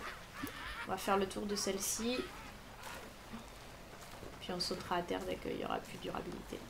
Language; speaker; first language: French; native; French